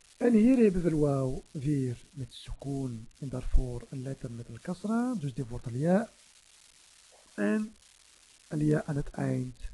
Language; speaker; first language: Dutch; non-native, fluent; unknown